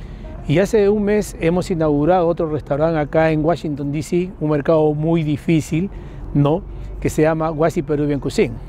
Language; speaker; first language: Spanish; native; Spanish